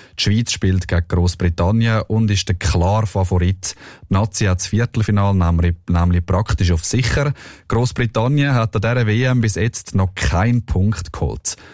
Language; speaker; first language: German; native; German